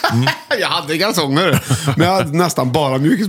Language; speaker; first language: Swedish; native; Swedish